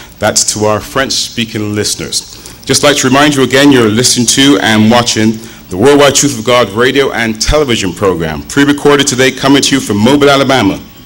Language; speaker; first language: English; native; English